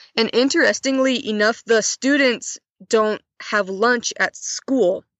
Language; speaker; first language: English; native; English